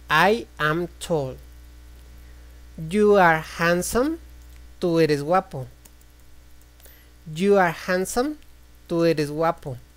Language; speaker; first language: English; non-native, fluent; Spanish